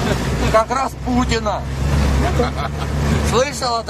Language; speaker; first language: Russian; native; Russian